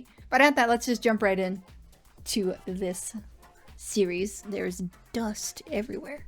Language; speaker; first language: English; native; English